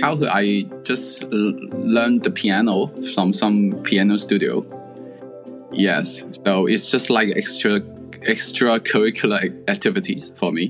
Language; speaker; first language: English; non-native, local second language; Cantonese